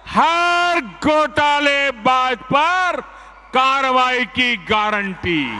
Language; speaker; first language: Hindi; native; Hindi